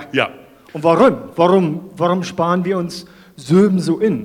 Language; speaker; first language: German; native; German